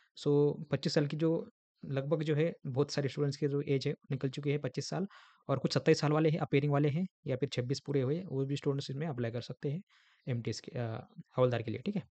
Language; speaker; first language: Hindi; non-native, local second language; Marathi